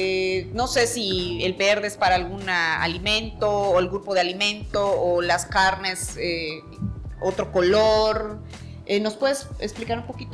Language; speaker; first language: Spanish; native; Spanish